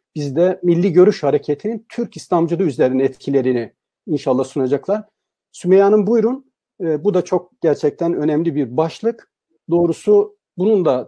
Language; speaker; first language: Turkish; native; Turkish